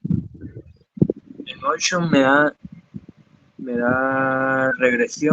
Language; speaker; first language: Spanish; native; Spanish